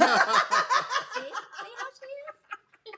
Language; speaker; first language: English; native; English